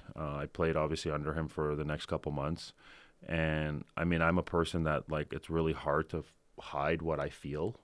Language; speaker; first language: English; early bilingual, other home language; Ukrainian